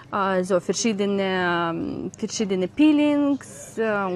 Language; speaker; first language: German; non-native, learner; Ukrainian